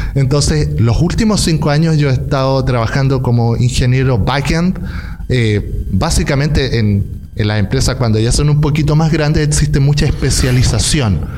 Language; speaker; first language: Spanish; native; Spanish